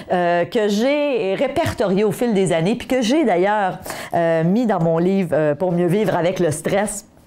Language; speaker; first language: French; native; French